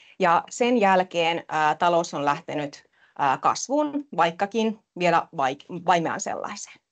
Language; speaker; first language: Finnish; native; Finnish